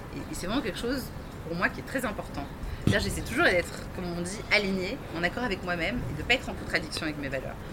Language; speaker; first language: French; native; French